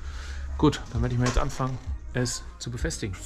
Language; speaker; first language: German; native; German